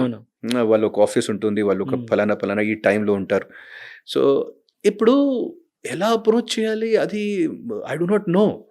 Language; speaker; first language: Telugu; non-native, fluent; Hindi